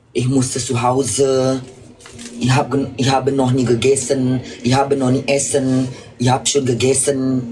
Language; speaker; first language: German; non-native, learner; Indonesian